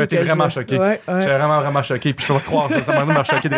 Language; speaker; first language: French; native; French